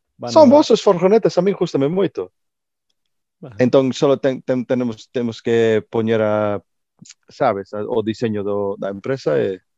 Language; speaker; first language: Galician; native; Galician